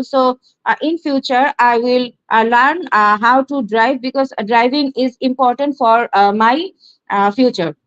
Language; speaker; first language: English; non-native, learner; Bangla